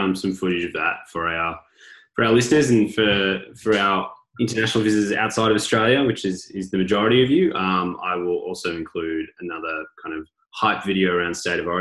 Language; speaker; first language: English; native; English